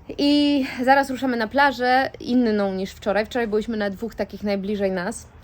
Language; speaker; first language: Polish; native; Polish